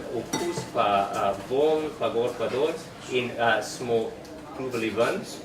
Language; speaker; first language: Slovenian; non-native, learner; English